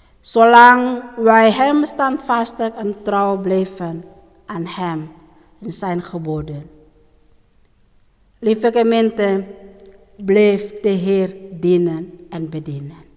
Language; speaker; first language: Dutch; non-native, learner; Indonesian